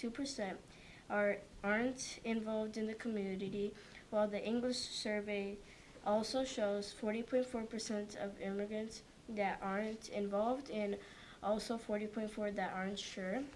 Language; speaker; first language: English; early bilingual, other home language; Portuguese